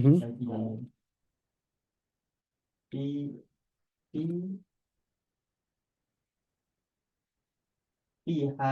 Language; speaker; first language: Arabic; non-native, learner; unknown